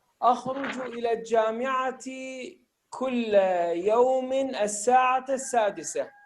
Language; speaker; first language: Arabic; non-native, fluent; Turkish